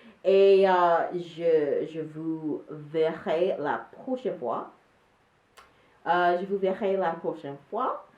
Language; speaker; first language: French; non-native, learner; English